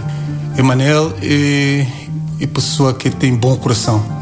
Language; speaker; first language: Portuguese; non-native, learner; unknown